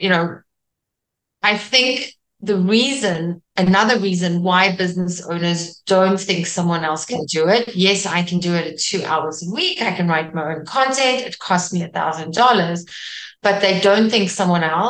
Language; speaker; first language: English; non-native, local second language; Afrikaans